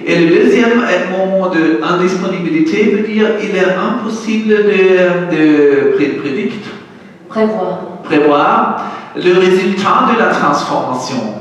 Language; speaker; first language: French; non-native, learner; German